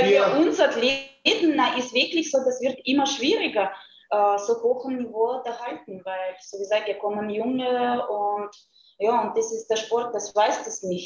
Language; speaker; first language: German; non-native, fluent; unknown